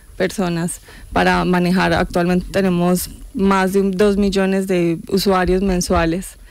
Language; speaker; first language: Spanish; native; Spanish